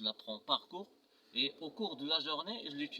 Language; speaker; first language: French; non-native, local second language; Arabic